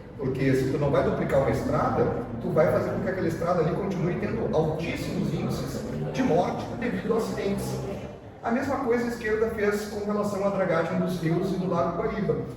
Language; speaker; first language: Portuguese; native; Portuguese